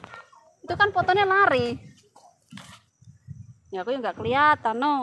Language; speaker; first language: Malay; non-native, local second language; Javanese